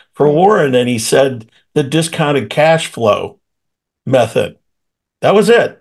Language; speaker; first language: English; native; English